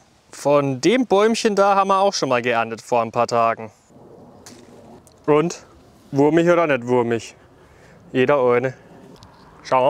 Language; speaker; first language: German; native; German